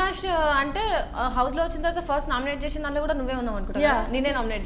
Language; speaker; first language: Telugu; native; Telugu